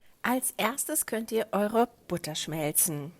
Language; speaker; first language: German; native; German